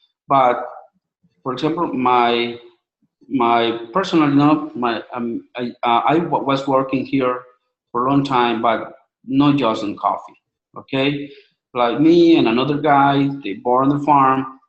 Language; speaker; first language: English; non-native, learner; Spanish